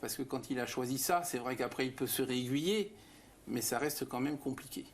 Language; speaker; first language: French; native; French